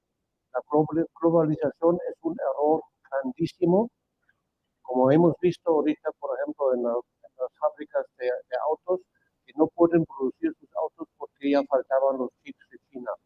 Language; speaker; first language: Spanish; non-native, fluent; German